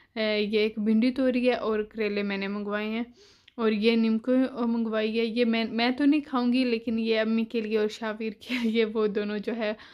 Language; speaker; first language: Urdu; native; Urdu